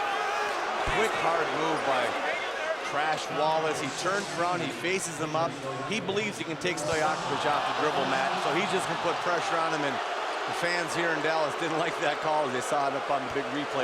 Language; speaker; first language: English; native; English